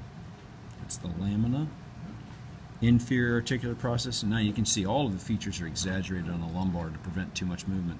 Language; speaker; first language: English; native; English